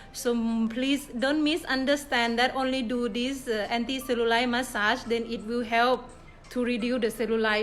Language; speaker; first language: English; non-native, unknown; Thai